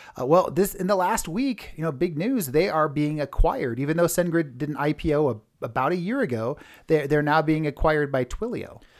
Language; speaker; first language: English; native; English